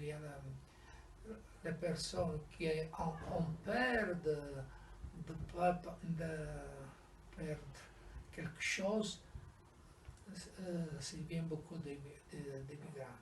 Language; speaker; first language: French; non-native, fluent; Italian